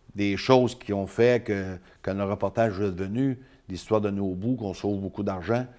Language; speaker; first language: French; native; French